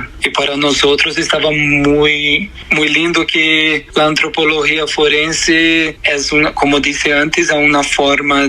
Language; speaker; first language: Spanish; non-native, fluent; Portuguese